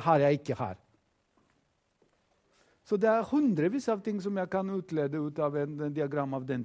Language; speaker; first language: Norwegian; non-native, fluent; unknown